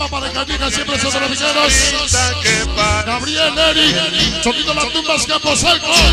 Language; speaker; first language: Spanish; native; Spanish